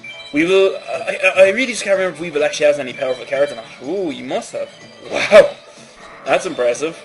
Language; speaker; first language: English; native; English